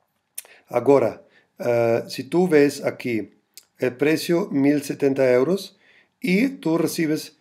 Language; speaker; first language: Spanish; non-native, fluent; German